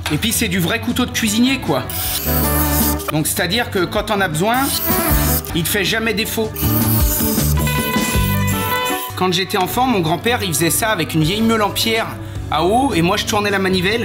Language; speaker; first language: French; native; French